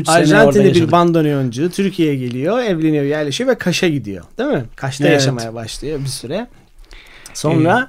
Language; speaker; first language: Turkish; native; Turkish